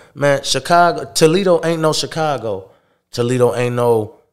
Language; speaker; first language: English; native; English